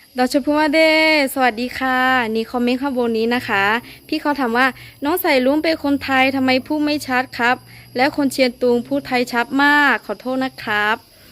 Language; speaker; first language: Thai; non-native, local second language; Akha